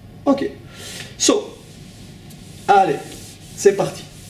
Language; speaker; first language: French; native; French